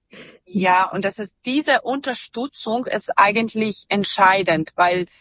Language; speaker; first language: German; non-native, fluent; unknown